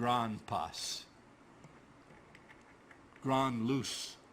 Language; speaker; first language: Spanish; non-native, learner; English